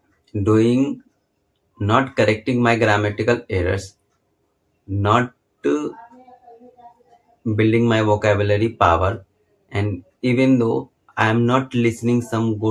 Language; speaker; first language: English; non-native, learner; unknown